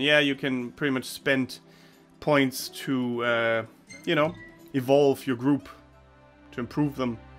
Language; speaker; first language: English; non-native, fluent; German